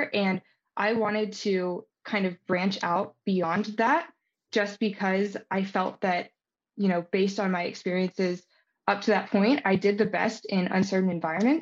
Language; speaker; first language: English; native; English